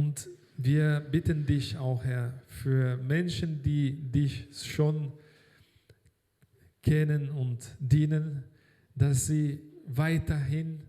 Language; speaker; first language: German; non-native, fluent; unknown